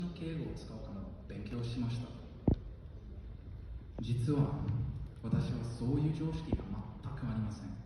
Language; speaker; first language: Japanese; non-native, fluent; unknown